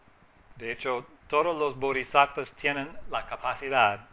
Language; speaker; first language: Spanish; non-native, fluent; English